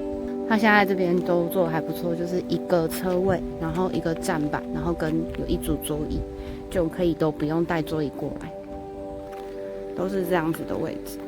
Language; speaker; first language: Chinese; native; Chinese